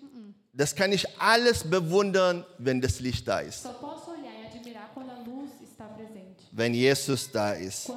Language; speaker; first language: German; non-native, learner; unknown